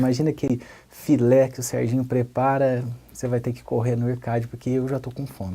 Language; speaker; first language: Portuguese; native; Portuguese